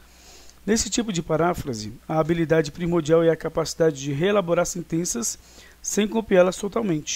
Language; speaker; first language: Portuguese; native; Portuguese